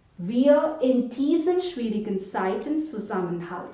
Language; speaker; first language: German; non-native, fluent; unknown